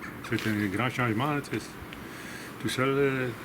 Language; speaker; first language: French; non-native, local second language; Dutch